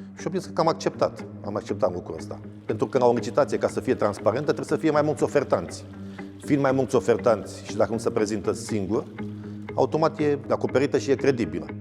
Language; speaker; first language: Romanian; native; Romanian